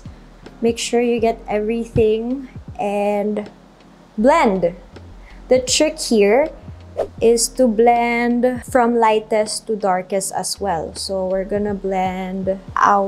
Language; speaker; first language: English; non-native, local second language; Filipino